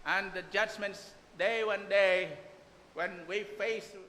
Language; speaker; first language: English; non-native, local second language; Filipino